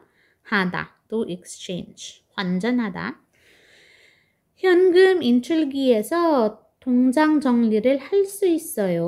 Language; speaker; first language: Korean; non-native, fluent; Filipino